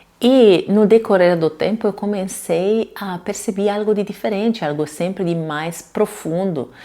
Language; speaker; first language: Portuguese; non-native, fluent; Italian